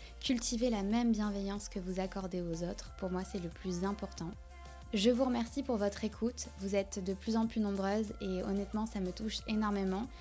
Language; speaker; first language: French; native; French